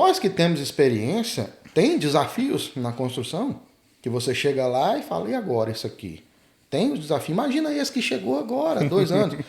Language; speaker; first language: Portuguese; native; Portuguese